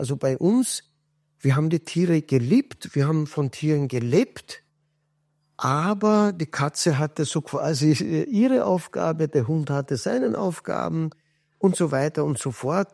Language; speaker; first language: German; non-native, fluent; Kurdish